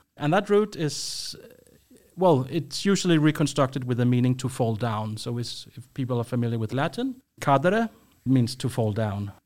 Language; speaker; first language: English; non-native, fluent; Danish